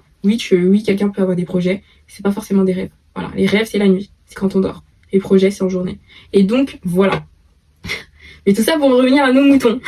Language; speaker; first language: French; native; French